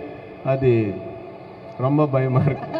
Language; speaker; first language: Tamil; non-native, learner; Telugu